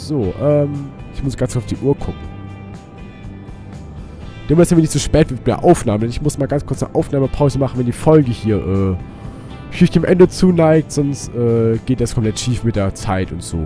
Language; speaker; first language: German; native; German